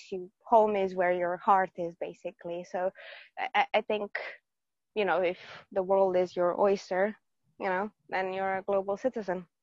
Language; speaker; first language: English; non-native, fluent; Romanian